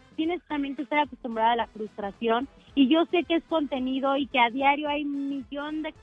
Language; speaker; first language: Spanish; native; Spanish